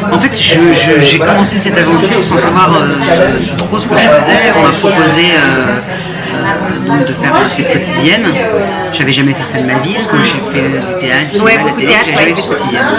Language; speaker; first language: French; native; French